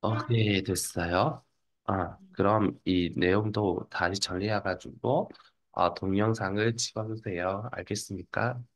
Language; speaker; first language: Korean; non-native, fluent; Vietnamese